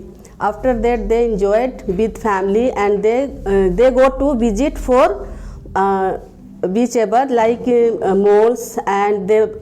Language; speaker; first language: English; non-native, learner; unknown